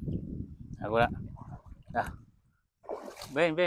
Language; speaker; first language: Portuguese; non-native, learner; Vietnamese